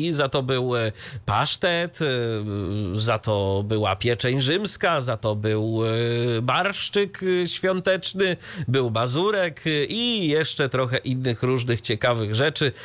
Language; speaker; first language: Polish; native; Polish